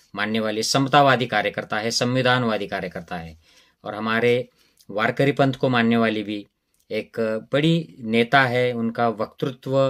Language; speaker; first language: Hindi; non-native, local second language; Marathi